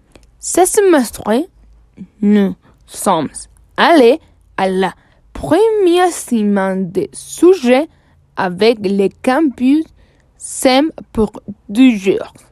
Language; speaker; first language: French; non-native, learner; Spanish